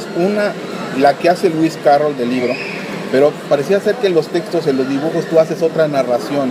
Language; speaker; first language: Spanish; native; Spanish